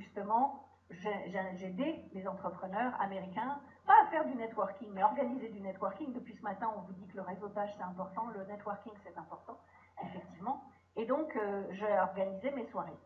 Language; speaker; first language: French; native; French